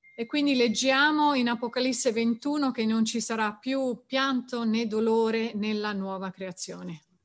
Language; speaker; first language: Italian; native; Italian